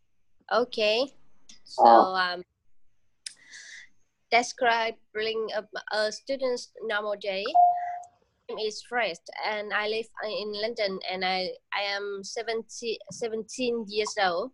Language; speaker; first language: English; non-native, learner; Vietnamese